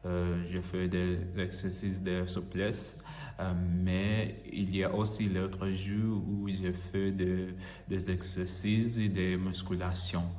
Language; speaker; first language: French; non-native, learner; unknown